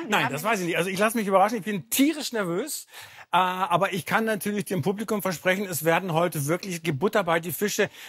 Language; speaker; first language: German; native; German